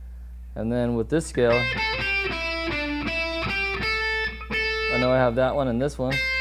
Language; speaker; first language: English; native; English